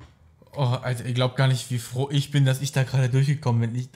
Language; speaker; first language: German; native; German